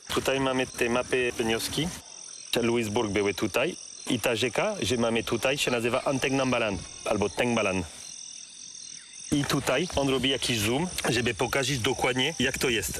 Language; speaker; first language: Polish; non-native, learner; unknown